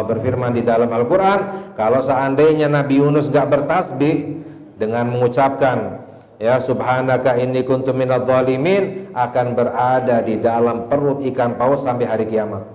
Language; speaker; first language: Indonesian; native; Indonesian